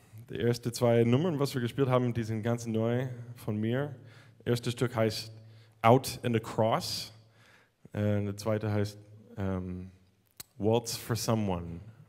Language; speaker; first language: German; non-native, learner; English